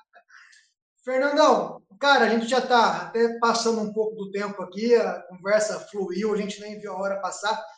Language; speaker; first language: Portuguese; native; Portuguese